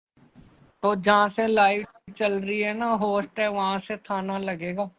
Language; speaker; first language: Hindi; native; Hindi